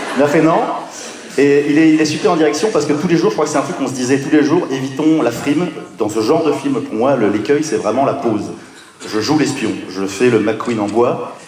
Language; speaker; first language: French; native; French